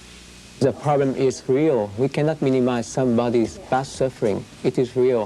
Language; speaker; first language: English; non-native, fluent; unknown